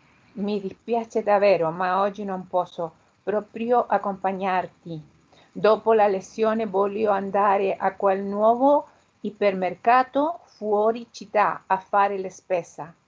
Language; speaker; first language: Italian; non-native, learner; Spanish